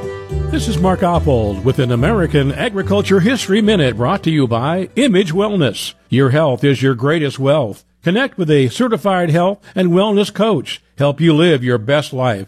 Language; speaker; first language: English; native; English